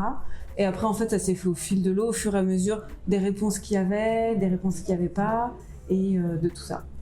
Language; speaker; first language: French; native; French